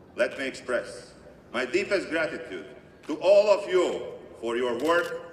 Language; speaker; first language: English; non-native, fluent; Latvian